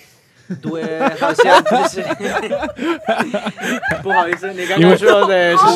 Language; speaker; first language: Chinese; non-native, fluent; Spanish